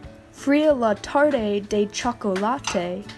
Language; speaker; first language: Spanish; non-native, learner; English